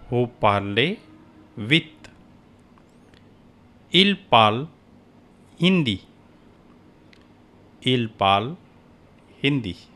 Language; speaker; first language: French; non-native, fluent; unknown